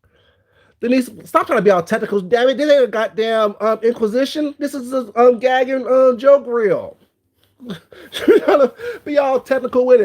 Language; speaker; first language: English; native; English